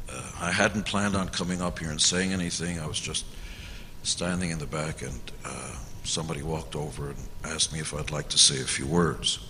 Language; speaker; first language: English; early bilingual, other home language; Hungarian